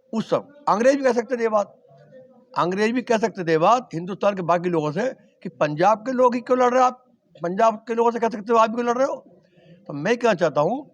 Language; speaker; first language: Hindi; native; Hindi